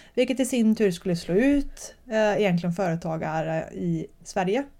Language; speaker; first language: Swedish; native; Swedish